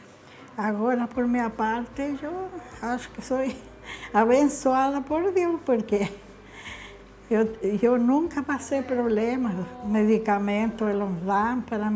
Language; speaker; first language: Portuguese; non-native, fluent; Spanish